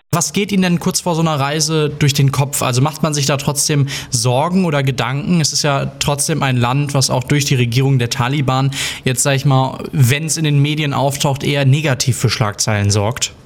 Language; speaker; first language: German; native; German